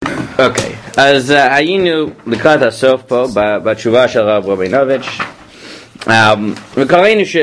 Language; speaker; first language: Hebrew; non-native, fluent; English